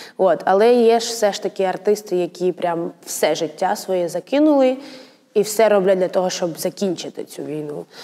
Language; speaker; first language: Ukrainian; non-native, local second language; Russian